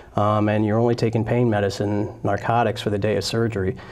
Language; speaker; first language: English; native; English